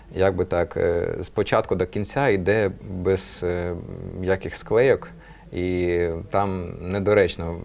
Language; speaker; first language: Ukrainian; non-native, local second language; Russian